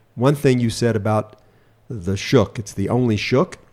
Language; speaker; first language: English; native; English